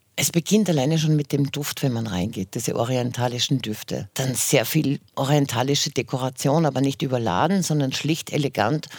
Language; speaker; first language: German; native; German